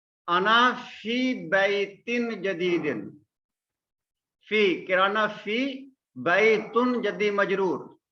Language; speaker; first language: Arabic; non-native, fluent; Malay